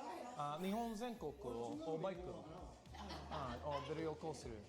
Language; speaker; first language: Japanese; non-native, learner; English